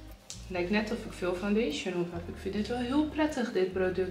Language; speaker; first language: Dutch; native; Dutch